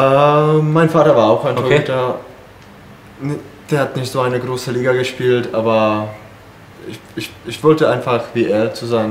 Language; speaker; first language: German; non-native, fluent; Czech